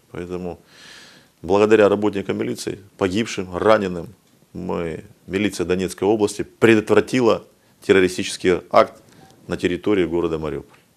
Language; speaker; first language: Russian; native; Russian